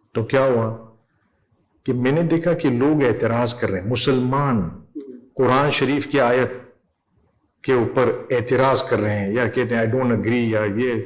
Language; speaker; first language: Urdu; non-native, fluent; English